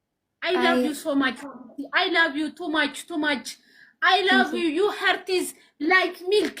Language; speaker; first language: English; non-native, learner; Amharic